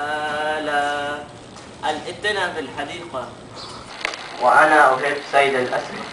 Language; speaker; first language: Arabic; non-native, learner; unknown